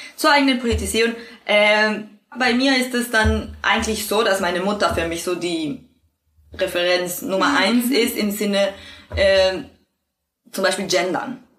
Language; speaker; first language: German; non-native, fluent; Spanish